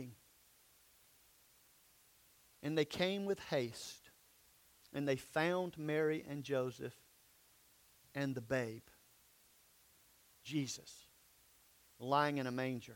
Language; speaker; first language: English; native; English